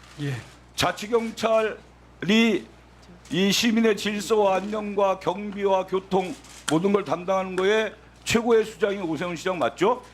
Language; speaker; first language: Korean; native; Korean